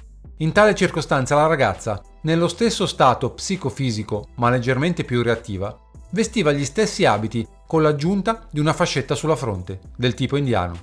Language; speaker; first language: Italian; native; Italian